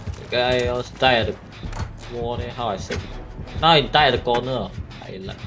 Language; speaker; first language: English; non-native, local second language; Chinese